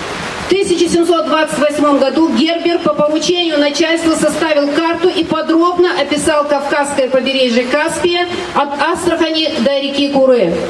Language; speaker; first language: Russian; non-native, local second language; Ingush